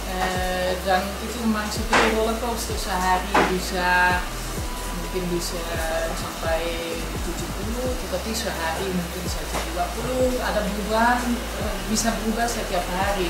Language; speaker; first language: Indonesian; non-native, fluent; Dutch